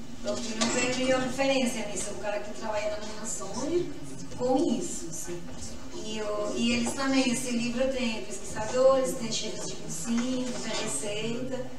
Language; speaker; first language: Portuguese; non-native, fluent; Spanish